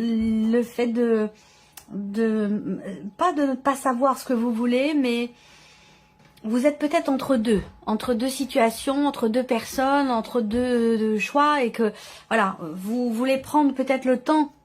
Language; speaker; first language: French; native; French